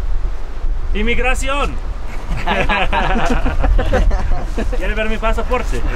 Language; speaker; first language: Spanish; non-native, learner; English